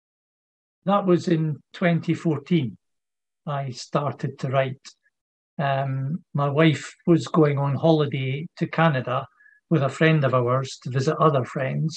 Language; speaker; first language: English; native; English